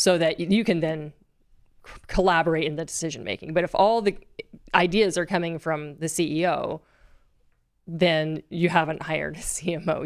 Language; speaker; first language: English; native; English